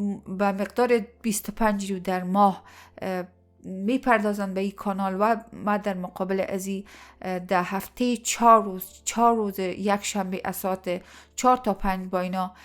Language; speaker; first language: Persian; native; Persian